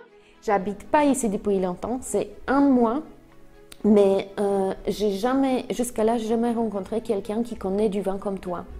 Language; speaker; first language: French; non-native, fluent; Polish